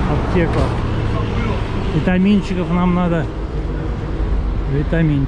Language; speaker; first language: Russian; native; Russian